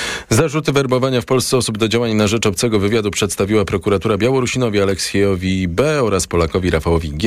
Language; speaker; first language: Polish; native; Polish